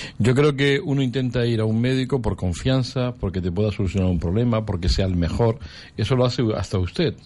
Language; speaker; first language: Spanish; native; Spanish